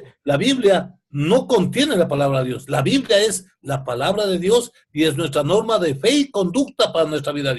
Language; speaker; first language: Spanish; native; Spanish